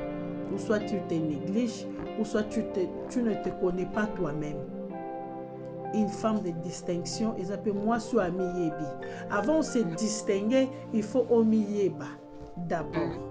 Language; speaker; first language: French; non-native, local second language; Lingala